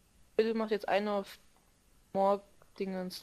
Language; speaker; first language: German; native; German